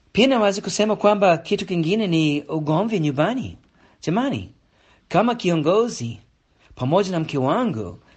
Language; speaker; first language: Swahili; non-native, fluent; English